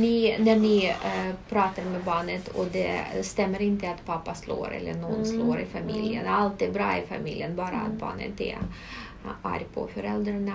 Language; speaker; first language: Swedish; non-native, fluent; Russian